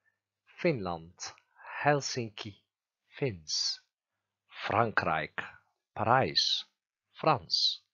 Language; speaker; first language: Dutch; non-native, fluent; Turkish